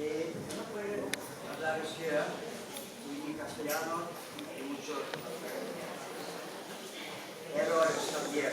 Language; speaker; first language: Spanish; non-native, learner; Dutch